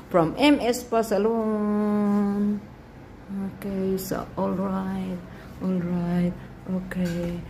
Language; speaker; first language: English; non-native, local second language; Filipino